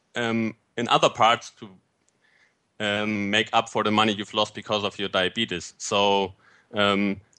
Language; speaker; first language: English; non-native, fluent; German